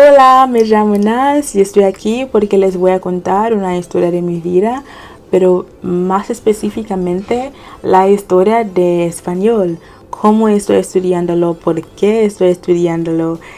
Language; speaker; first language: Spanish; non-native, fluent; English